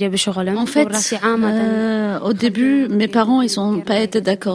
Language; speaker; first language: French; non-native, fluent; Kurdish